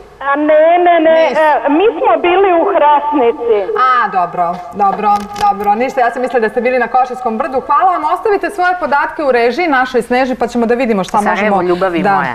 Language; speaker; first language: Serbian; native; Serbian